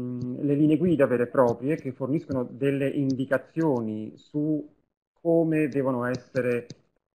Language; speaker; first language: Italian; native; Italian